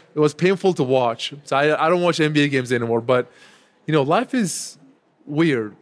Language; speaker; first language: English; non-native, fluent; Turkish